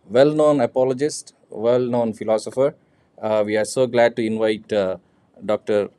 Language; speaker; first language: English; non-native, local second language; Telugu